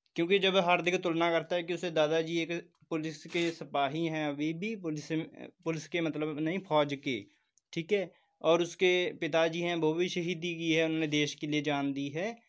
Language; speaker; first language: Hindi; non-native, local second language; Punjabi